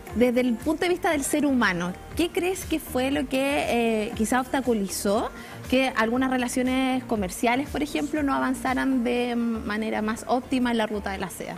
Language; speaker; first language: Spanish; native; Spanish